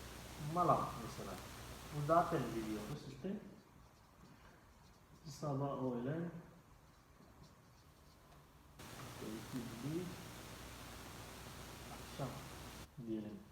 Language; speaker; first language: Turkish; non-native, fluent; Indonesian